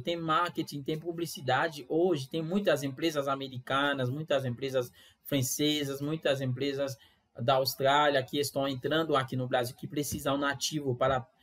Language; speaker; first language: Portuguese; non-native, fluent; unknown